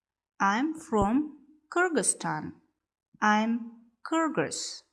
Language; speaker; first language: English; non-native, fluent; Kyrgyz